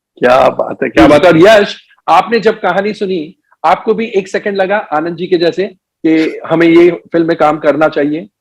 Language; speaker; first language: Hindi; native; Hindi